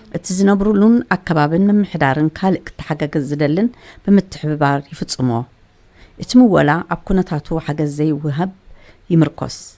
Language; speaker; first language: Tigrinya; native; Tigrinya